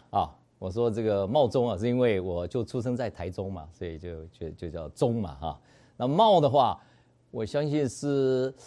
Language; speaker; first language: Chinese; native; Chinese